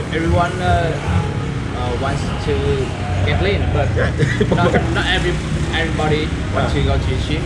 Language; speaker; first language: English; non-native, learner; Vietnamese